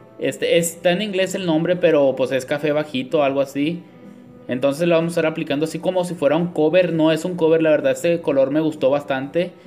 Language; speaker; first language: Spanish; native; Spanish